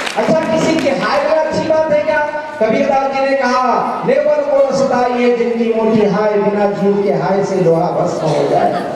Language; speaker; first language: Hindi; non-native, local second language; Chhattisgarhi